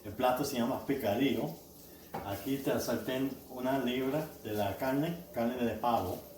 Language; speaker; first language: Spanish; non-native, learner; English